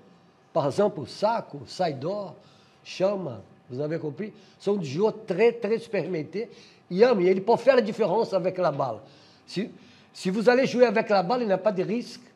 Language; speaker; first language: French; non-native, fluent; Portuguese